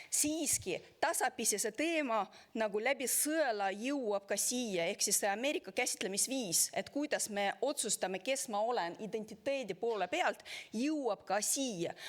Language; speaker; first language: Estonian; non-native, local second language; Russian